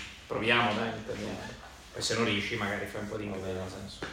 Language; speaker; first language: Italian; native; Italian